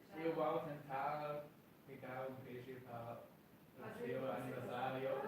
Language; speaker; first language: Portuguese; non-native, learner; German